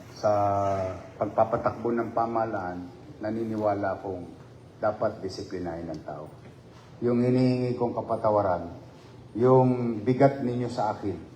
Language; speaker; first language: Filipino; native; Filipino